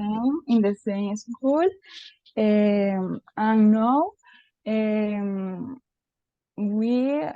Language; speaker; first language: English; non-native, learner; Spanish